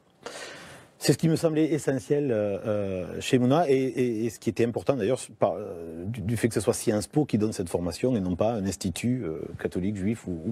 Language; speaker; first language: French; native; French